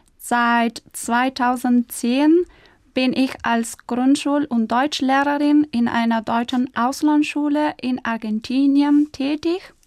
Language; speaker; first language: German; non-native, fluent; Spanish